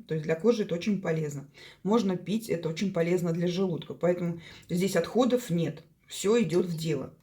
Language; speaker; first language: Russian; native; Russian